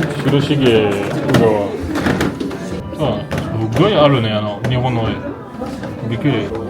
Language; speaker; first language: Japanese; non-native, fluent; French